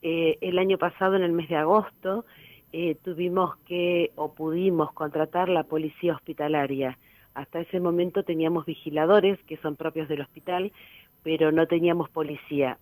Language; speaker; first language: Spanish; native; Spanish